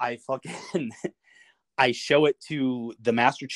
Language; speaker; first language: English; native; English